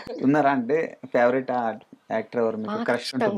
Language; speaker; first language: Telugu; native; Telugu